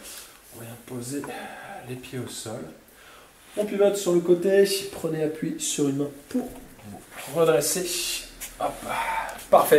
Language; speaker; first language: French; native; French